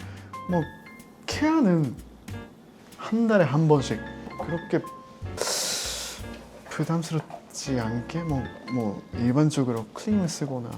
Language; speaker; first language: Korean; non-native, fluent; Japanese